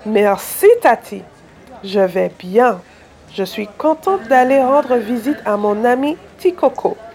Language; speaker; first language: French; non-native, fluent; English